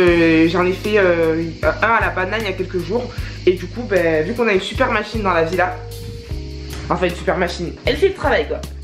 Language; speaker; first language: French; native; French